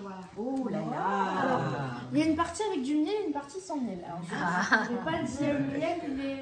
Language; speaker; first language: French; native; French